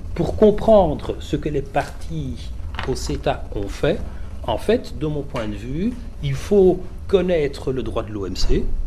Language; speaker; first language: French; native; French